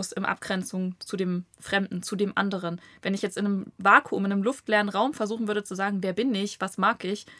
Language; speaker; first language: German; native; German